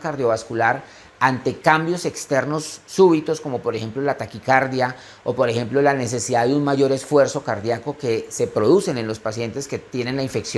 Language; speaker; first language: Spanish; native; Spanish